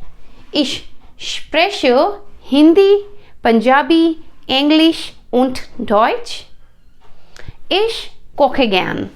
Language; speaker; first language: German; non-native, fluent; Hindi